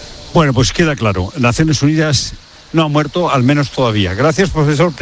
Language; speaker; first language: Spanish; native; Spanish